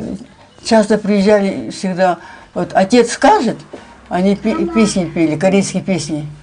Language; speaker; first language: Russian; early bilingual, other home language; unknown